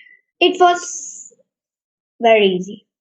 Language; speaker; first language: English; non-native, learner; Hindi